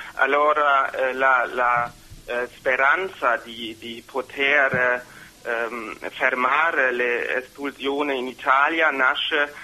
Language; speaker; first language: Italian; non-native, learner; German